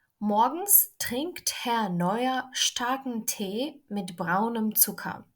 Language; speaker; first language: German; non-native, fluent; Ukrainian